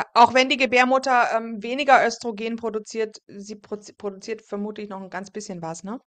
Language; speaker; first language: German; native; German